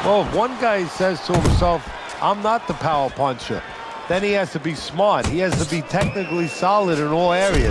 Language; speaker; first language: English; native; English